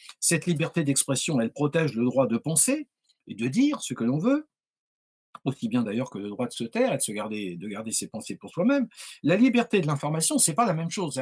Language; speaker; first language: French; native; French